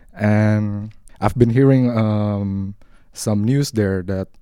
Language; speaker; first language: English; non-native, fluent; Indonesian